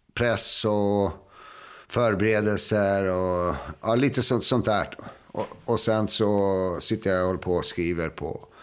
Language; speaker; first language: Swedish; early bilingual, other home language; Serbian